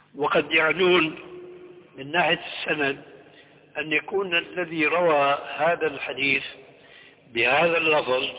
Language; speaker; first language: Arabic; early bilingual, other home language; Albanian